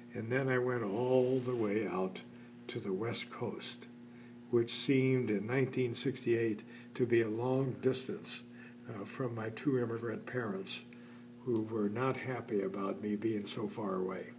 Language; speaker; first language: English; native; English